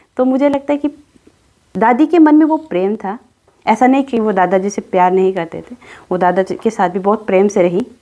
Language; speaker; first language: Hindi; non-native, local second language; Adi